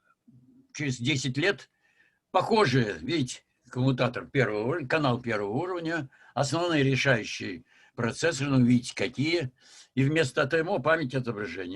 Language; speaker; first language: Russian; native; Russian